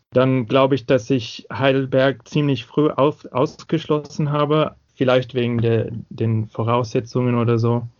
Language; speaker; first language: German; non-native, fluent; English